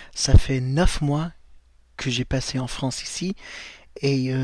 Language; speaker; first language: French; non-native, fluent; English